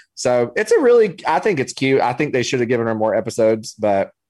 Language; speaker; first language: English; native; English